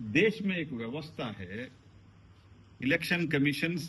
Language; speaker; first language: Hindi; non-native, local second language; Kannada